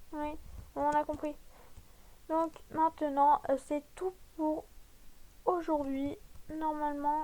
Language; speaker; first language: French; native; French